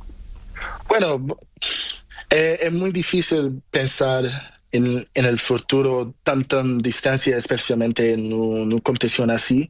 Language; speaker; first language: Spanish; non-native, learner; Portuguese